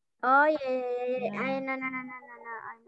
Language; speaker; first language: English; non-native, learner; Indonesian